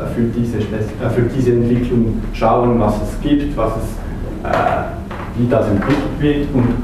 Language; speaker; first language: German; non-native, fluent; French